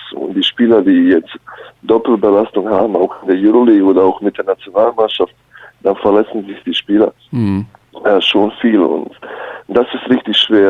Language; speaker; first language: German; early bilingual, other home language; Bosnian